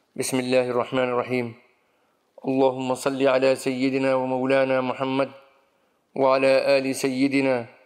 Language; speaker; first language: Urdu; native; Urdu